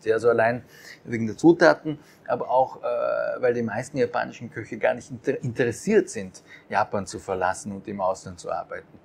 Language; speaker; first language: German; early bilingual, other home language; Japanese